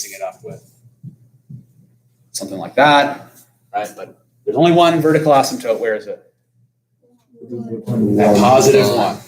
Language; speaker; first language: English; native; English